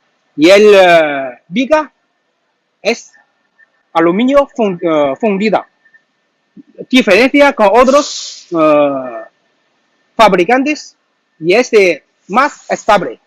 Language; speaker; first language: Spanish; non-native, learner; Chinese